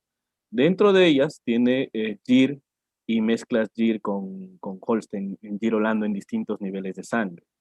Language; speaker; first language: Spanish; native; Spanish